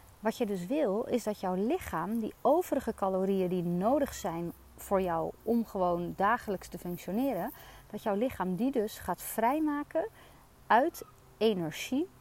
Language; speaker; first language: Dutch; native; Dutch